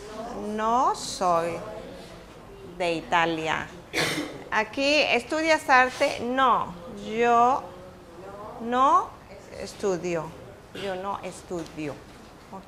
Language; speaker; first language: Spanish; native; Spanish